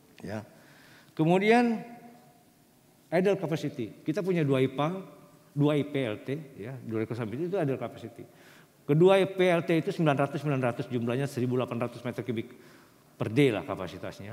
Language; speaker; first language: Indonesian; native; Indonesian